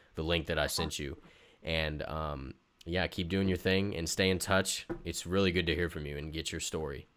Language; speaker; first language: English; native; English